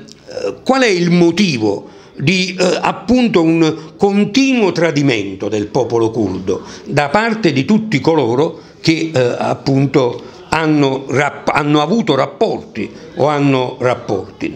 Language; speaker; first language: Italian; native; Italian